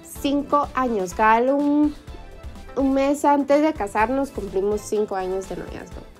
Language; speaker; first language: Spanish; early bilingual, heritage; Spanish